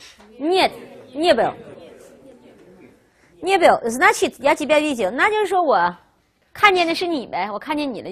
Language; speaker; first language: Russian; non-native, fluent; Chinese